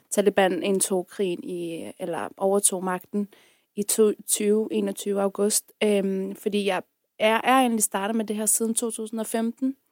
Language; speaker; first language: Danish; early bilingual, other home language; Persian